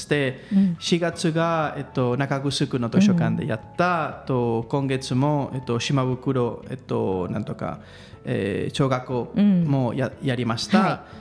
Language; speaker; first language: Japanese; non-native, learner; Spanish